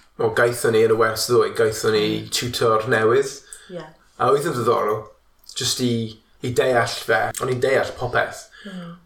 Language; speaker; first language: Welsh; non-native, local second language; English